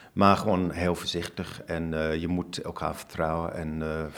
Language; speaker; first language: Dutch; non-native, fluent; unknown